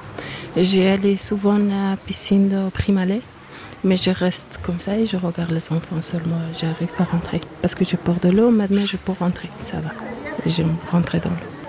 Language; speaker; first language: French; non-native, learner; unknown